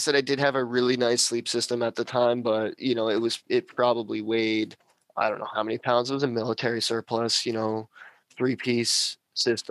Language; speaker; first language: English; native; English